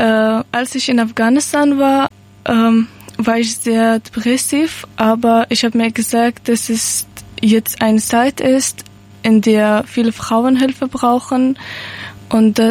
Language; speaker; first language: German; non-native, learner; Persian